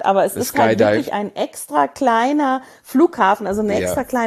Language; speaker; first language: German; native; German